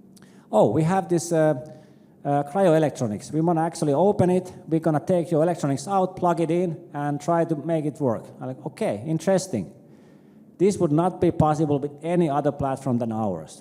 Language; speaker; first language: English; non-native, fluent; Finnish